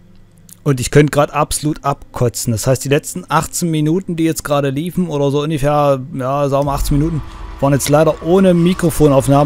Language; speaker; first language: German; native; German